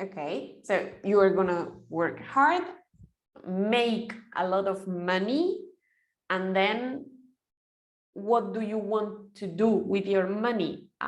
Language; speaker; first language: English; non-native, fluent; Spanish